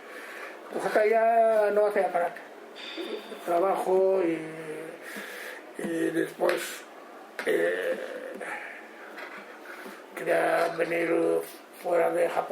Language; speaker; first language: Spanish; non-native, learner; Japanese